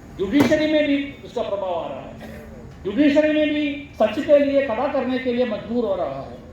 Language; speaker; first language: Hindi; non-native, local second language; Malayalam